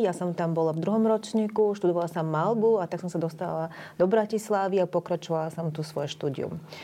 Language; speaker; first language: Slovak; non-native, fluent; Bulgarian